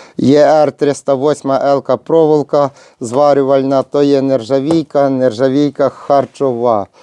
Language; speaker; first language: Ukrainian; native; Ukrainian